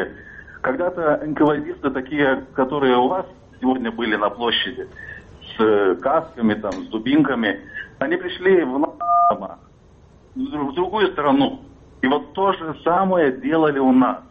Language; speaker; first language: Russian; non-native, fluent; Lithuanian